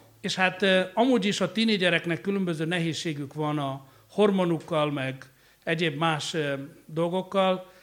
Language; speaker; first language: Hungarian; native; Hungarian